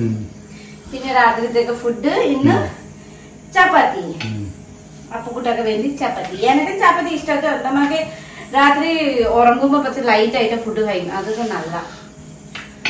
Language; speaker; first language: Malayalam; non-native, fluent; Nepali